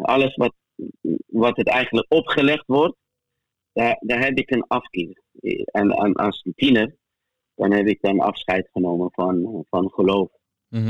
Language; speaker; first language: Dutch; non-native, fluent; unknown